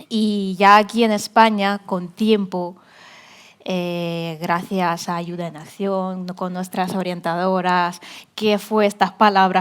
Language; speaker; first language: Spanish; non-native, fluent; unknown